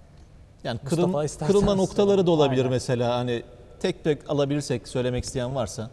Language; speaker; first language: Turkish; native; Turkish